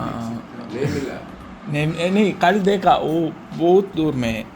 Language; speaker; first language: Hindi; non-native, local second language; Malayalam